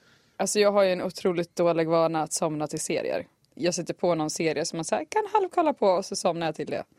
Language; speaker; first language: Swedish; native; Swedish